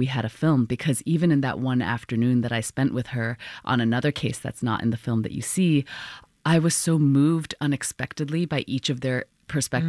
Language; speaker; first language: English; non-native, local second language; Cantonese